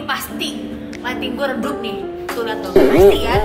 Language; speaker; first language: Indonesian; native; Indonesian